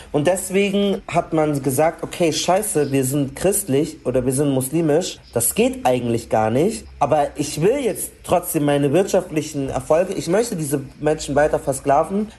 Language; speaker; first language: German; early bilingual, other home language; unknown